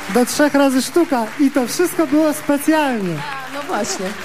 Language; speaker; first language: Polish; native; Polish